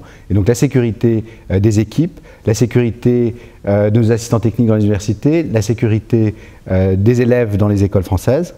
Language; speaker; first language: French; native; French